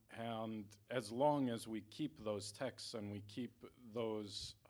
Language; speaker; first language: English; native; English